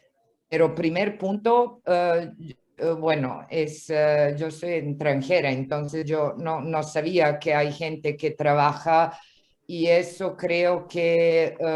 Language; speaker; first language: Spanish; non-native, fluent; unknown